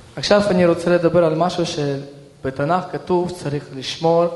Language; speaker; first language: Hebrew; early bilingual, other home language; Russian